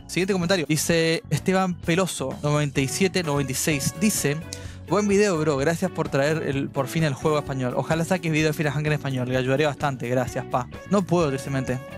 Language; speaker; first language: Spanish; native; Spanish